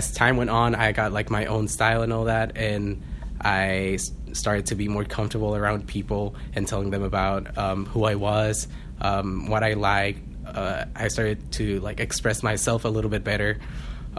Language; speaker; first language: English; non-native, fluent; Spanish